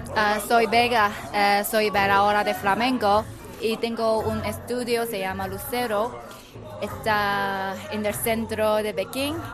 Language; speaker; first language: Spanish; non-native, learner; Chinese